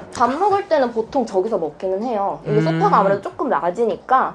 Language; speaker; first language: Korean; native; Korean